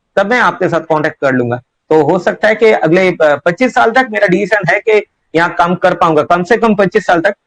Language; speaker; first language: Hindi; non-native, local second language; Bangla